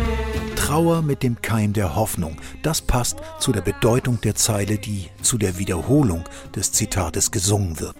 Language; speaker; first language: German; native; German